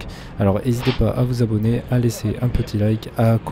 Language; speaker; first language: French; native; French